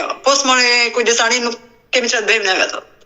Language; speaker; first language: Albanian; native; Albanian